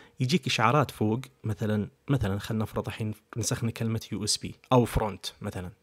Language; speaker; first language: Arabic; native; Arabic